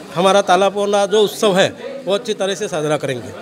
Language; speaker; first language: Hindi; non-native, local second language; Marathi